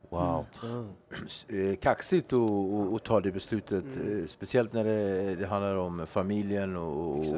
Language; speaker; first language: Swedish; native; Swedish